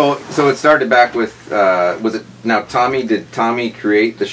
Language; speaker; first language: English; native; English